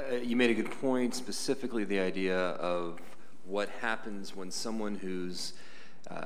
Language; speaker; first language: English; native; English